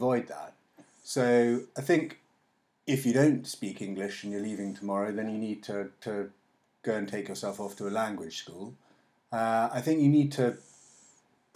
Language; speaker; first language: English; native; English